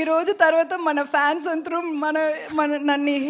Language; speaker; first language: Telugu; non-native, learner; Tamil